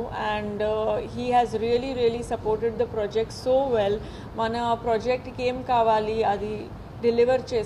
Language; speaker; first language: Telugu; non-native, fluent; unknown